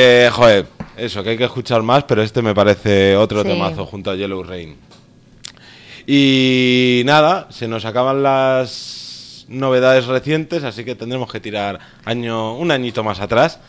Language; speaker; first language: Spanish; native; Spanish